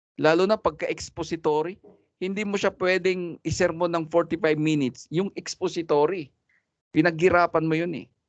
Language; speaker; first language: Filipino; non-native, local second language; Cebuano